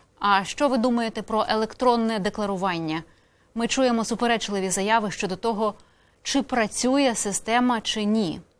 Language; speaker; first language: Ukrainian; native; Ukrainian